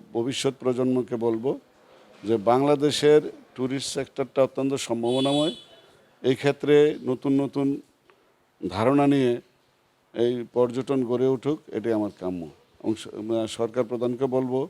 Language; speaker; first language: Bangla; native; Bangla